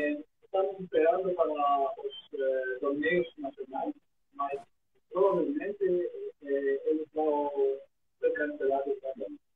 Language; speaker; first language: Portuguese; non-native, learner; Greek